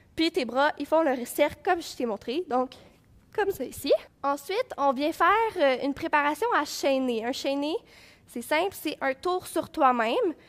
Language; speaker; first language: French; native; French